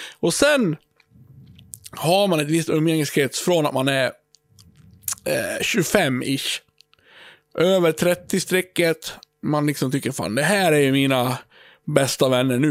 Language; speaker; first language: Swedish; native; Swedish